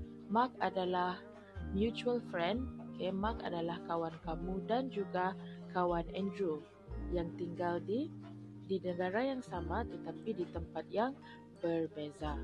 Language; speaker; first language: Malay; native; Malay